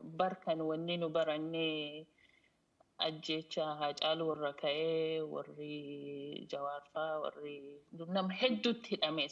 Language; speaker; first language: Oromo; early bilingual, heritage; Oromo